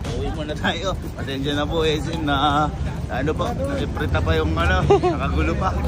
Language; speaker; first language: Filipino; native; Filipino